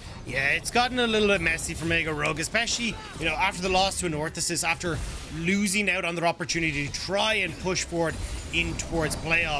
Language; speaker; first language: English; native; English